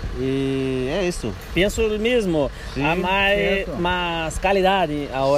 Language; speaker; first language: Portuguese; non-native, learner; Spanish